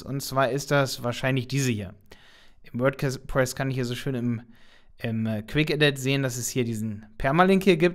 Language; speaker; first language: German; native; German